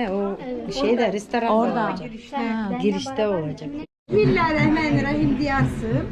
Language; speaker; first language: Turkish; early bilingual, heritage; Turkish